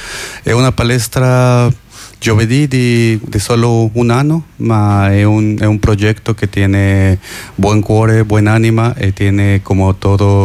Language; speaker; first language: Italian; non-native, learner; Spanish